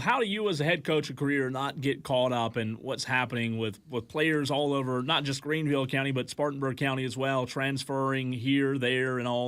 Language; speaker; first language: English; native; English